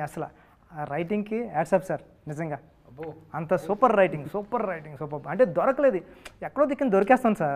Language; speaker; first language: Telugu; native; Telugu